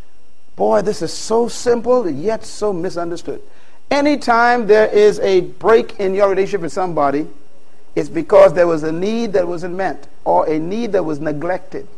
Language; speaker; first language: English; native; English